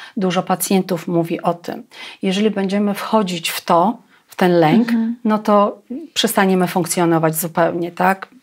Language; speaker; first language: Polish; non-native, fluent; Russian